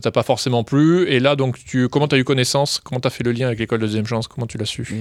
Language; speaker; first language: French; native; French